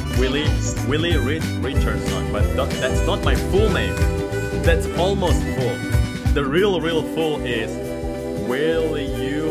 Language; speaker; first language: English; non-native, fluent; Indonesian